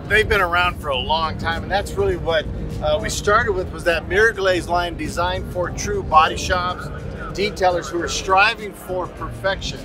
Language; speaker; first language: English; native; English